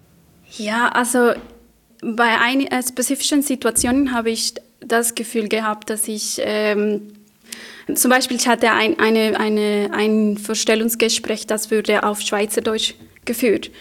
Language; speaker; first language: German; non-native, fluent; Spanish